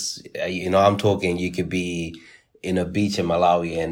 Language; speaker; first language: English; native; English